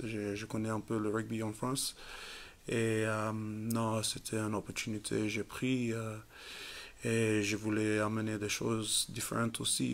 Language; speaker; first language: French; non-native, fluent; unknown